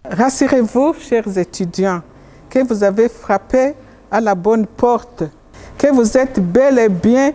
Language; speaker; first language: French; non-native, local second language; Rundi